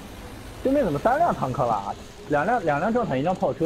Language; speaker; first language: Chinese; native; Chinese